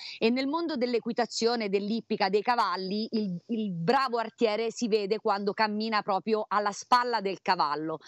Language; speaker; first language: Italian; native; Italian